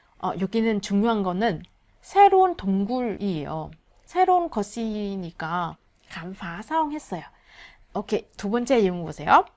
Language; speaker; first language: Korean; non-native, learner; Vietnamese